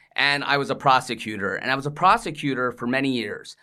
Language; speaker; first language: English; native; English